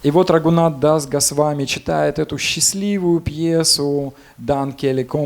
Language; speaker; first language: Russian; native; Russian